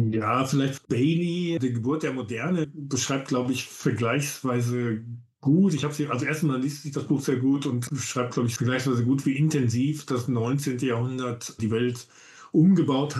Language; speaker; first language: German; native; German